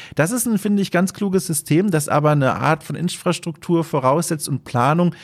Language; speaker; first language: German; native; German